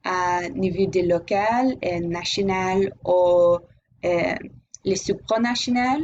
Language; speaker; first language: French; non-native, learner; English